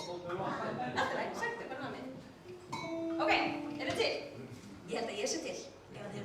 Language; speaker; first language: Icelandic; native; Icelandic